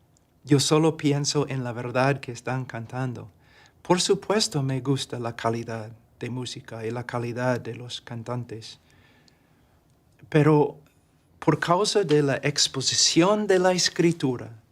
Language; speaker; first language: Spanish; non-native, fluent; English